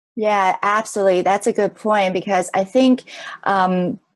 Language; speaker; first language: English; non-native, local second language; Cantonese